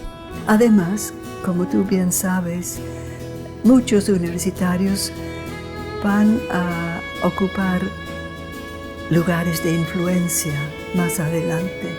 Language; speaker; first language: Spanish; non-native, fluent; English